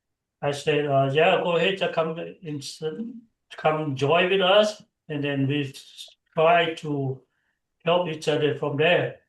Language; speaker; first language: English; non-native, learner; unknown